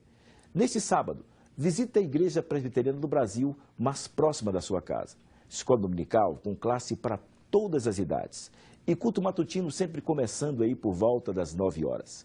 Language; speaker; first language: Portuguese; native; Portuguese